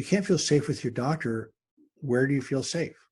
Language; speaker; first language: English; native; English